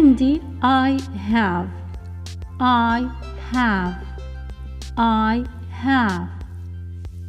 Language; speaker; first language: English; non-native, fluent; Arabic